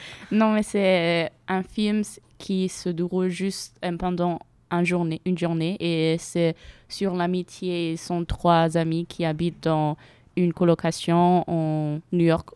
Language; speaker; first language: French; non-native, fluent; German